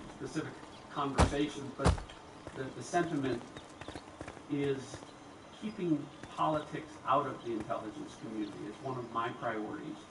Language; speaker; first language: English; native; English